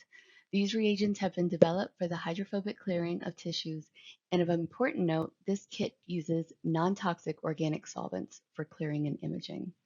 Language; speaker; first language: English; native; English